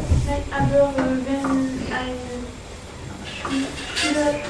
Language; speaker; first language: German; non-native, learner; French